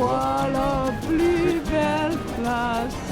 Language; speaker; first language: French; non-native, local second language; Kinyarwanda